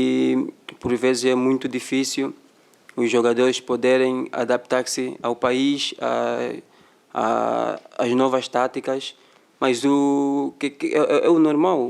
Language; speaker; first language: Portuguese; non-native, fluent; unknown